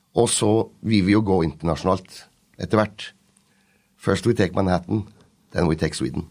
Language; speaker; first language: Norwegian; native; Norwegian